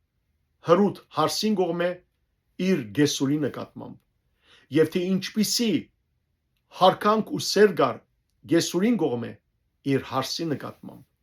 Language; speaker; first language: Armenian; native; Armenian